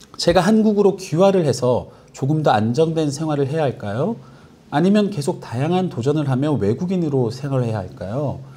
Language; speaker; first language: Korean; native; Korean